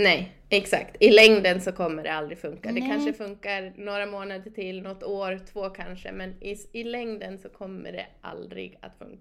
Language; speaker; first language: Swedish; native; Swedish